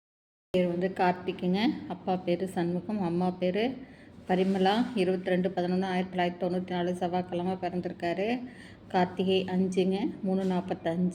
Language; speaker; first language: Tamil; native; Tamil